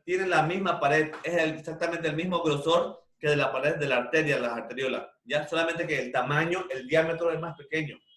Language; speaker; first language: Spanish; native; Spanish